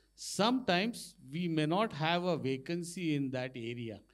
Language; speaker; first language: English; non-native, local second language; Marathi